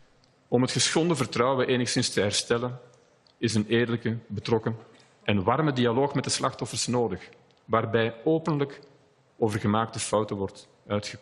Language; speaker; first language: Dutch; native; Dutch